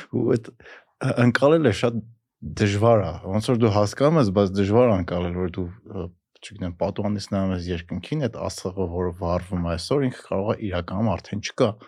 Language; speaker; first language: Armenian; native; Armenian